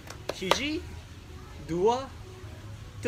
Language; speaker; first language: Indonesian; non-native, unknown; Japanese